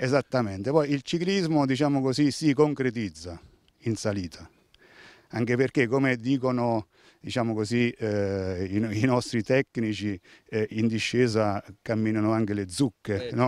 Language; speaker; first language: Italian; native; Italian